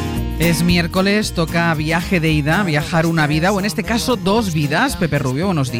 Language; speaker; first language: Spanish; native; Spanish